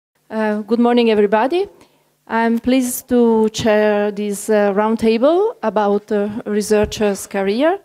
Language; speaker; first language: English; non-native, fluent; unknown